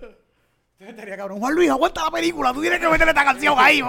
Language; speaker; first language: Spanish; native; Spanish